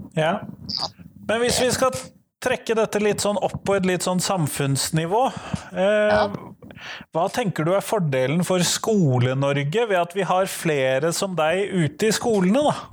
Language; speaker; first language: Norwegian; native; Norwegian